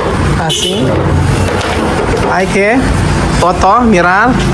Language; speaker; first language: Spanish; non-native, learner; Filipino